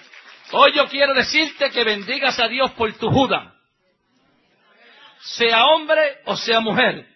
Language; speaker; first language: Spanish; native; Spanish